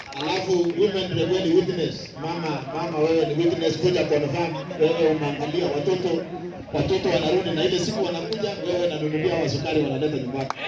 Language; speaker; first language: Swahili; non-native, local second language; Kalenjin